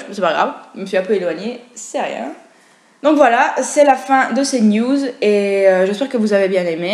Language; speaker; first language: French; native; French